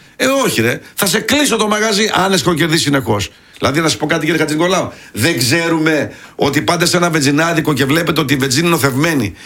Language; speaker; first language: Greek; early bilingual, heritage; Greek